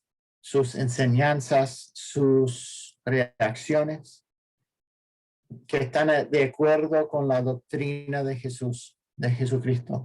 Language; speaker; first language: Spanish; non-native, fluent; English